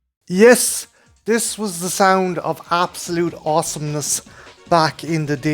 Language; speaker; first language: English; native; English